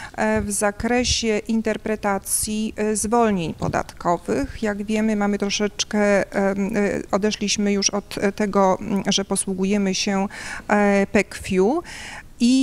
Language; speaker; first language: Polish; native; Polish